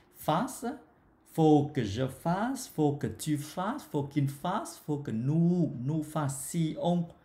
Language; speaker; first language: French; non-native, fluent; Vietnamese